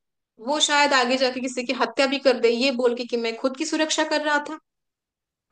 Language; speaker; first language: Hindi; native; Hindi